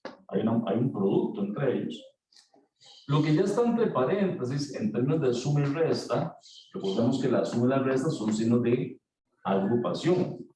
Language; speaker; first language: Spanish; native; Spanish